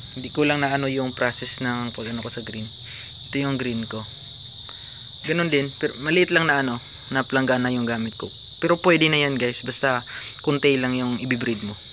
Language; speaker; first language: Filipino; non-native, local second language; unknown